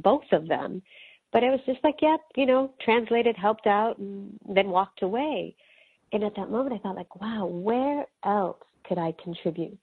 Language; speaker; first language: English; early bilingual, other home language; Spanish